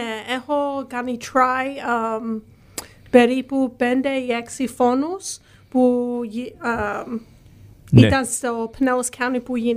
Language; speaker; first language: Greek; early bilingual, heritage; Greek